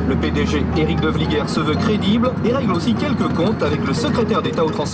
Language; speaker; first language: French; native; French